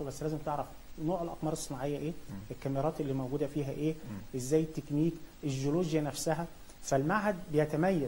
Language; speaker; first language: Arabic; native; Arabic